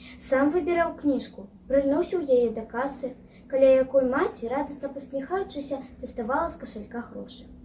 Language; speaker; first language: Belarusian; native; Belarusian